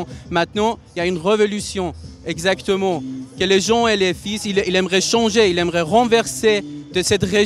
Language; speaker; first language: French; non-native, learner; Persian